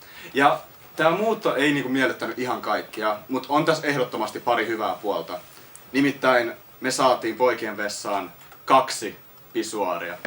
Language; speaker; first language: Finnish; native; Finnish